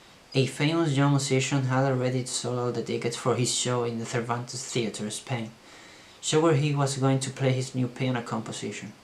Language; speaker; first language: English; non-native, learner; Spanish